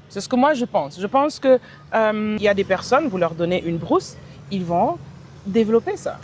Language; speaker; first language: French; early bilingual, heritage; French